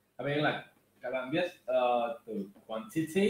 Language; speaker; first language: Vietnamese; non-native, fluent; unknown